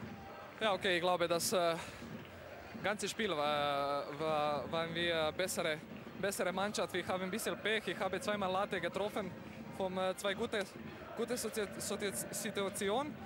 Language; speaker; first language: German; non-native, learner; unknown